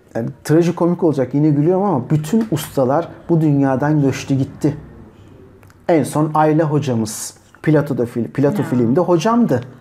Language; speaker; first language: Turkish; native; Turkish